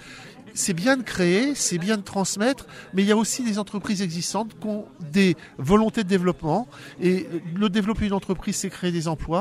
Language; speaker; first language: French; native; French